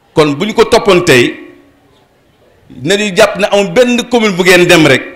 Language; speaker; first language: Wolof; native; Wolof